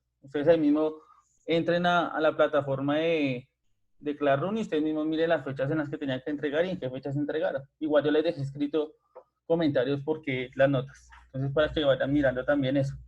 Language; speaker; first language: Spanish; native; Spanish